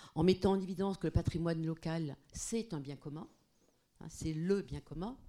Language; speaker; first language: French; non-native, fluent; Portuguese